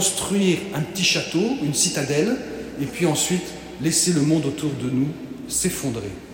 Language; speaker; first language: French; native; French